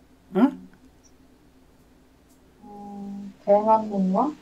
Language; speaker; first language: Korean; non-native, learner; Indonesian